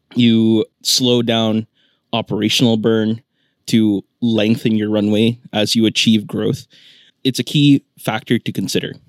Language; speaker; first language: English; non-native, local second language; Filipino